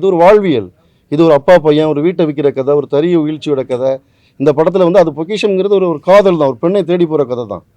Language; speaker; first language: Tamil; native; Tamil